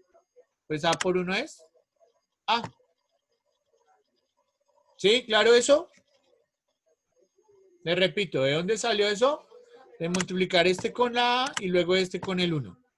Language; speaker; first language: Spanish; native; Spanish